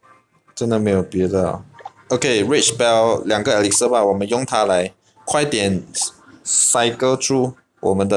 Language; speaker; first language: Chinese; native; Chinese